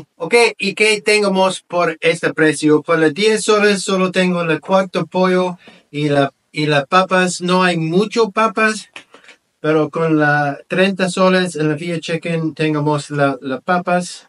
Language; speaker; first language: Spanish; non-native, learner; English